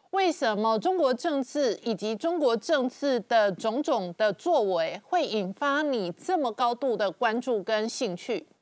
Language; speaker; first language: Chinese; native; Chinese